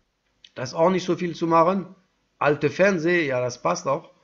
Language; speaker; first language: German; non-native, learner; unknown